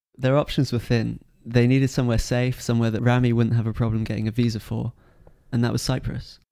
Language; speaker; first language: English; native; English